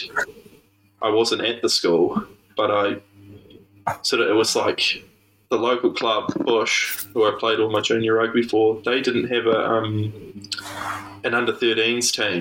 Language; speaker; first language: English; native; English